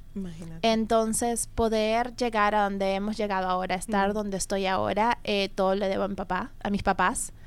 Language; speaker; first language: Spanish; native; Spanish